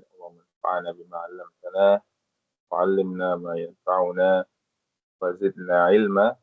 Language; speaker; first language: Arabic; non-native, fluent; Indonesian